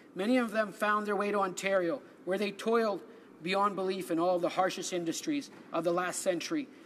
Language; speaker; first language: English; early bilingual, other home language; Italian